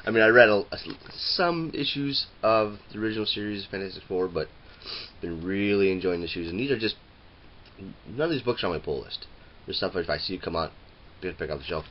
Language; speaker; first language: English; native; English